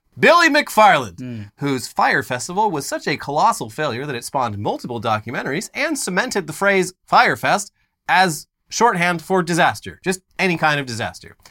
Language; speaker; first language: English; native; English